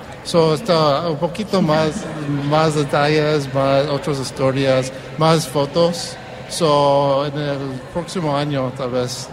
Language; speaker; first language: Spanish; early bilingual, heritage; Spanish